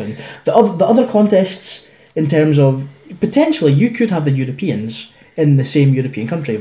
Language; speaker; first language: English; native; English